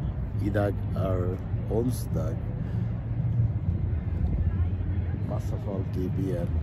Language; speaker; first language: Norwegian; non-native, learner; Bangla